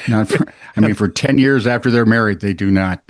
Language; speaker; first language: English; native; English